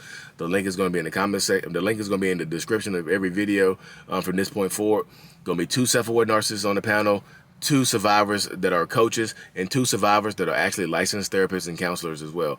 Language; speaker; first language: English; native; English